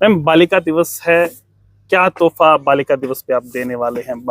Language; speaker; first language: Hindi; native; Hindi